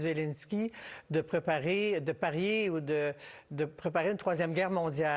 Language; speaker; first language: French; native; French